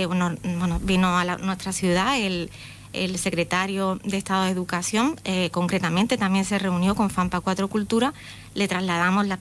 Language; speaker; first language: Spanish; native; Spanish